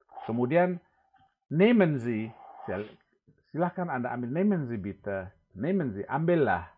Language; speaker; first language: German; non-native, fluent; Indonesian